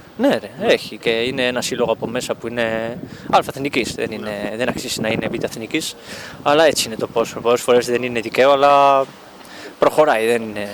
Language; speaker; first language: Greek; non-native, fluent; Spanish